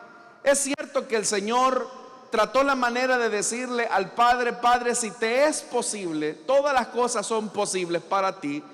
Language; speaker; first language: Spanish; native; Spanish